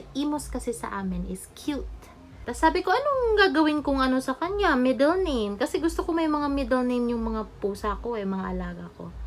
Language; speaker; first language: Filipino; non-native, local second language; Cebuano